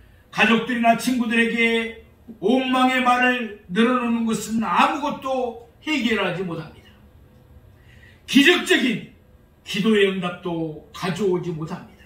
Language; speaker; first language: Korean; native; Korean